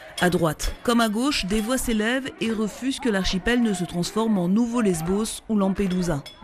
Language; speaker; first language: French; native; French